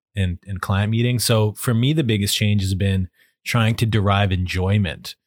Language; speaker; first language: English; native; English